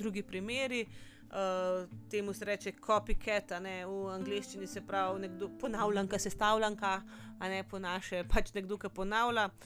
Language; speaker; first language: Slovenian; native; Slovenian